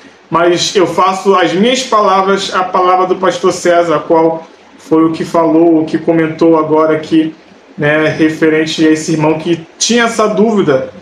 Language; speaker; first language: Portuguese; native; Portuguese